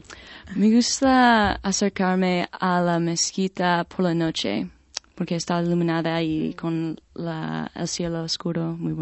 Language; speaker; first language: Spanish; non-native, fluent; English